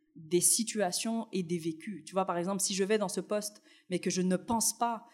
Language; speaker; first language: French; early bilingual, other home language; Arabic